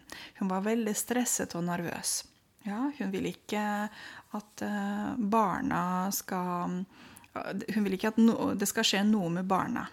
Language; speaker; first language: Norwegian; non-native, fluent; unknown